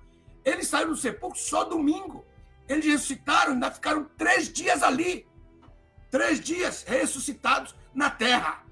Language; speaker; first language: Portuguese; native; Portuguese